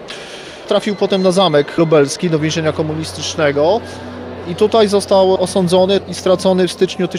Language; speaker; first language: Polish; native; Polish